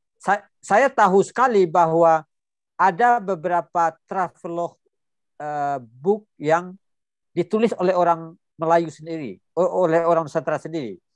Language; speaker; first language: Indonesian; non-native, local second language; Minangkabau